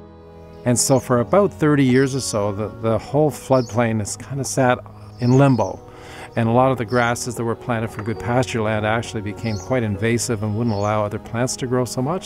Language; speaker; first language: English; native; English